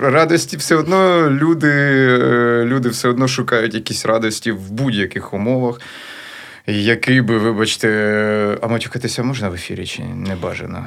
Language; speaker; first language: Ukrainian; native; Ukrainian